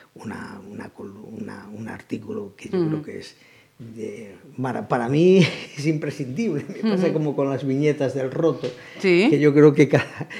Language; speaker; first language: Spanish; native; Spanish